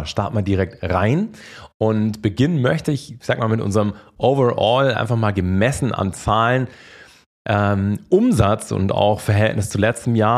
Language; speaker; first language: German; native; German